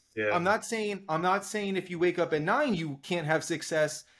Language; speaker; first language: English; native; English